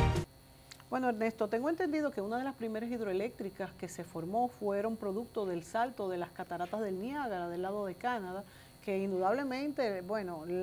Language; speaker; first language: Spanish; native; Spanish